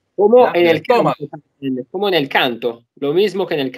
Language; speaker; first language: Spanish; non-native, learner; Italian